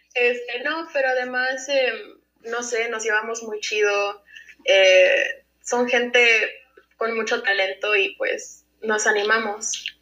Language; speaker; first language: Spanish; early bilingual, heritage; Spanish